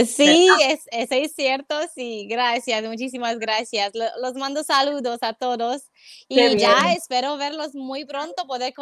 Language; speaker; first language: Spanish; non-native, fluent; Romanian